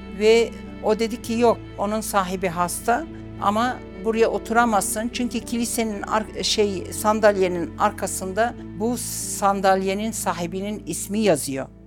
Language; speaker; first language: Turkish; non-native, local second language; Arabic